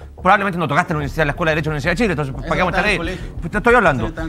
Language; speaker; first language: Spanish; native; Spanish